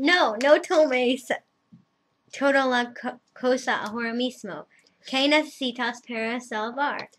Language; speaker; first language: Spanish; non-native, learner; English